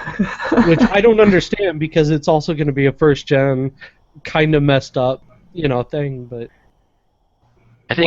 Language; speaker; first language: English; native; English